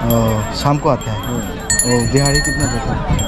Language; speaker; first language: Hindi; non-native, local second language; Assamese